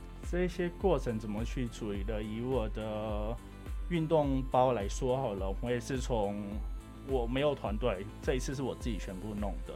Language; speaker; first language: Chinese; non-native, fluent; Thai